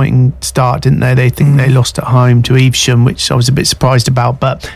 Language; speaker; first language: English; native; English